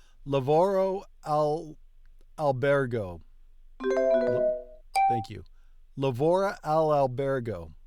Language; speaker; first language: Italian; non-native, learner; English